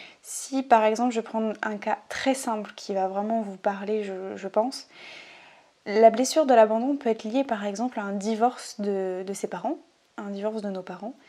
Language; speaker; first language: French; native; French